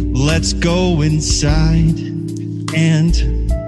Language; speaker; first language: English; native; English